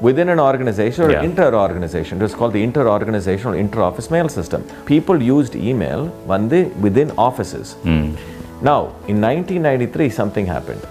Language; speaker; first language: English; early bilingual, other home language; Tamil